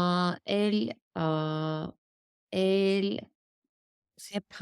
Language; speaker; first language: French; non-native, learner; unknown